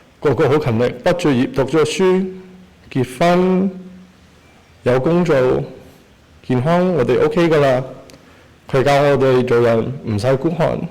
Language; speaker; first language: Cantonese; early bilingual, heritage; Cantonese